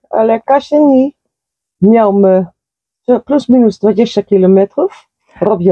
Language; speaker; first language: Polish; non-native, learner; Dutch